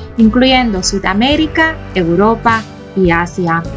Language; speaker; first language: Spanish; non-native, fluent; Polish